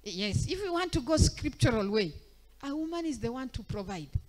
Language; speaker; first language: English; non-native, local second language; Swahili